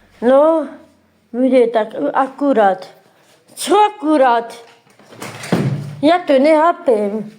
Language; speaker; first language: Slovak; non-native, local second language; Romany